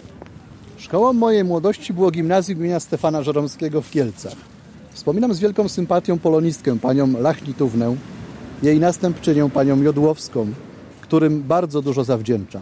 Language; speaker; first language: Polish; native; Polish